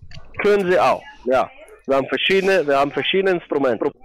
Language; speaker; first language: German; non-native, fluent; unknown